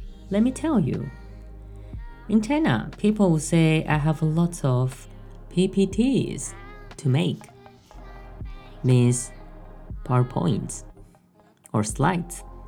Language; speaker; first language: English; non-native, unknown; Chinese